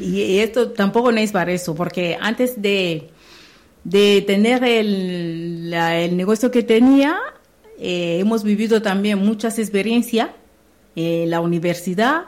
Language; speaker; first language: Spanish; non-native, learner; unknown